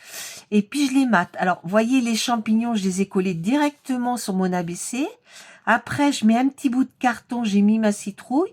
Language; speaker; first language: French; native; French